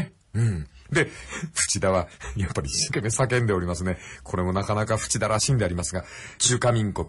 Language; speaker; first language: Japanese; native; Japanese